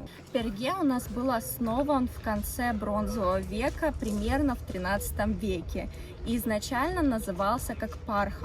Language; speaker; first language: Russian; native; Russian